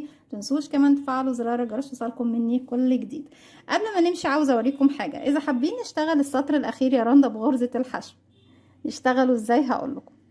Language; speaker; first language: Arabic; native; Arabic